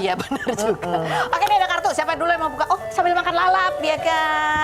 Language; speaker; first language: Indonesian; native; Indonesian